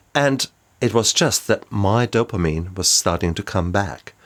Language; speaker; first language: English; non-native, fluent; German